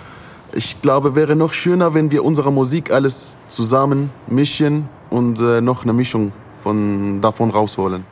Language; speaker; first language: German; non-native, fluent; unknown